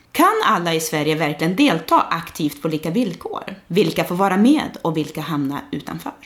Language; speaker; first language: Swedish; early bilingual, other home language; Portuguese